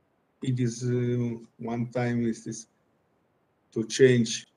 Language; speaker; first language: English; non-native, learner; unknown